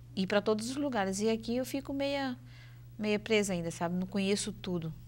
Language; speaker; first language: Portuguese; native; Portuguese